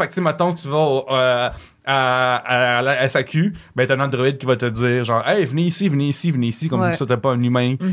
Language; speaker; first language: French; native; French